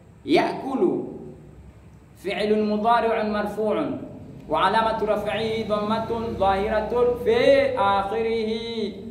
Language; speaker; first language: Arabic; non-native, fluent; Swahili